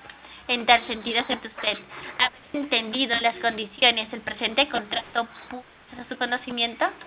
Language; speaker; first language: Spanish; native; Spanish